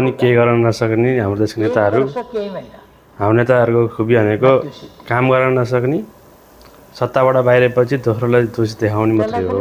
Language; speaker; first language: Nepali; native; Nepali